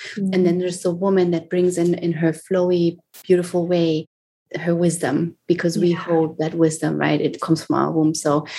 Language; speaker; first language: English; non-native, fluent; German